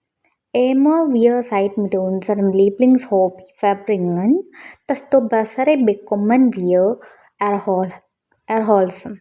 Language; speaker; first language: German; non-native, learner; Malayalam